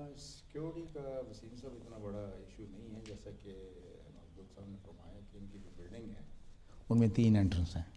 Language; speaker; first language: Urdu; non-native, local second language; Punjabi